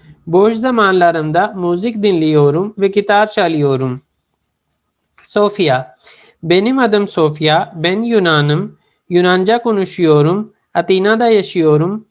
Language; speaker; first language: Turkish; non-native, fluent; Urdu